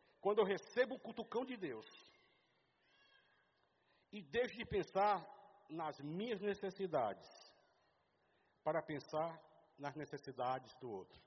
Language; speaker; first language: Portuguese; native; Portuguese